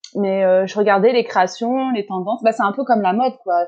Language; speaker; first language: French; native; French